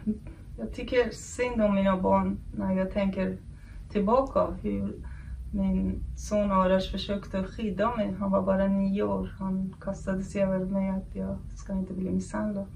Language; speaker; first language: Swedish; non-native, fluent; Kurdish